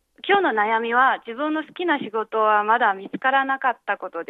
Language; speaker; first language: Japanese; non-native, fluent; Chinese